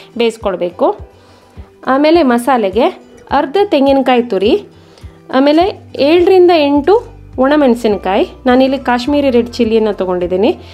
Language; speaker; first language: Kannada; non-native, local second language; Konkani